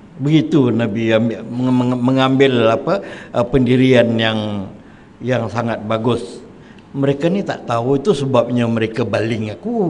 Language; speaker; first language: Malay; native; Malay